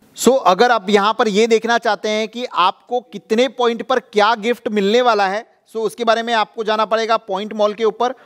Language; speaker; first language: Hindi; non-native, local second language; Gujarati